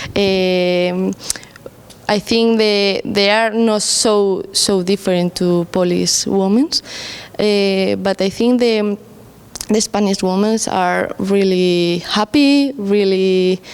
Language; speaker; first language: English; non-native, learner; Spanish